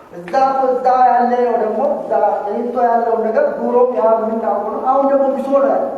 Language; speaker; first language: Amharic; non-native, local second language; Oromo